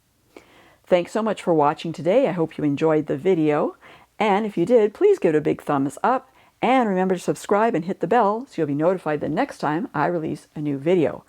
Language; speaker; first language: English; native; English